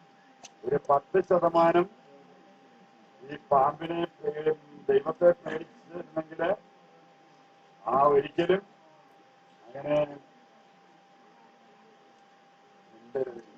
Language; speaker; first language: Malayalam; native; Malayalam